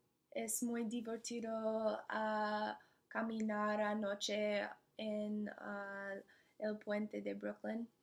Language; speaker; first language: Spanish; non-native, learner; English